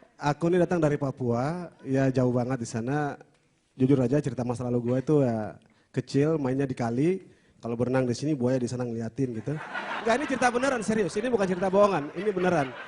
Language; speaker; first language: Indonesian; native; Indonesian